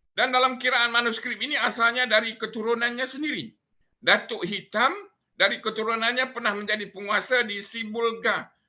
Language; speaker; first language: Malay; native; Malay